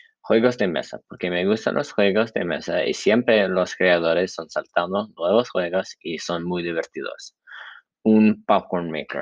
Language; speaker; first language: Spanish; non-native, learner; English